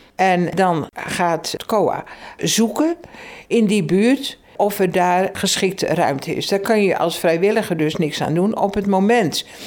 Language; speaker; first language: Dutch; native; Dutch